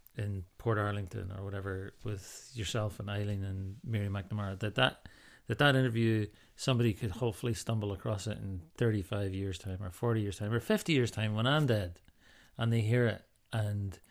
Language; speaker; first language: English; native; English